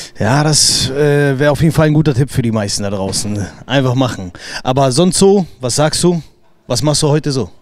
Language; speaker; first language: German; native; German